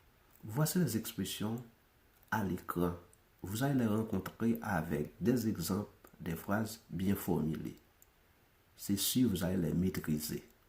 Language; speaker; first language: French; non-native, local second language; Haitian Creole